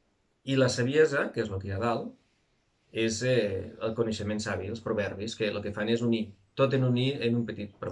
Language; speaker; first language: Catalan; native; Catalan